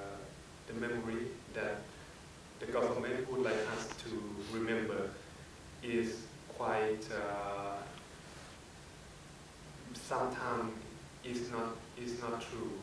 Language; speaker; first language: English; non-native, fluent; Thai